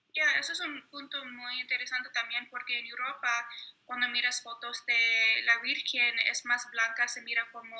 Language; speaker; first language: Spanish; early bilingual, heritage; Spanish